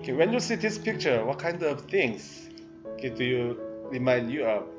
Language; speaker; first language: English; non-native, learner; Korean